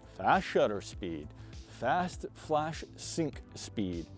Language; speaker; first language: English; native; English